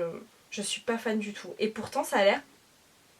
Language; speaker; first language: French; native; French